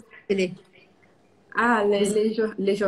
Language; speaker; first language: French; non-native, learner; Portuguese